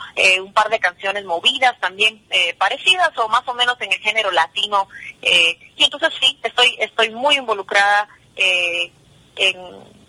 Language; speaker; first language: Spanish; early bilingual, heritage; Spanish